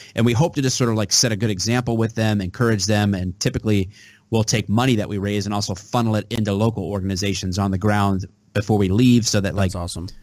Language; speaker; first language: English; native; English